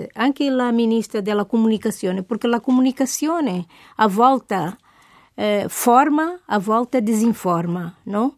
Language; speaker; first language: Italian; non-native, fluent; Portuguese